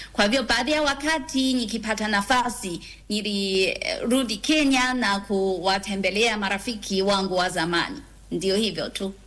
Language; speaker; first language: Swahili; non-native, fluent; Chinese